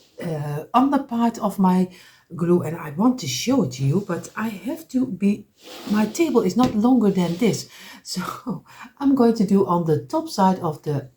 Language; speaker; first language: English; non-native, fluent; Dutch